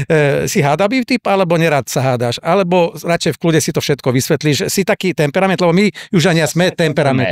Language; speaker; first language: Slovak; native; Slovak